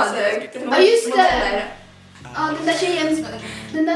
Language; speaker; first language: Swedish; early bilingual, other home language; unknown